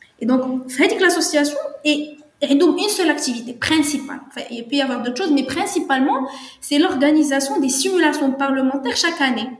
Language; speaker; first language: French; non-native, local second language; Arabic